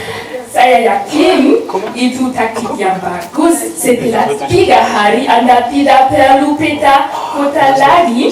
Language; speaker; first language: Indonesian; non-native, learner; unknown